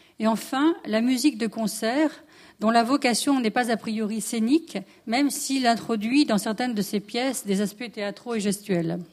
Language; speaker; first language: French; native; French